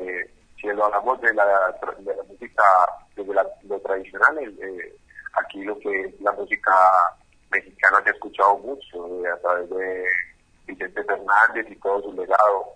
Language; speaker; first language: Spanish; native; Spanish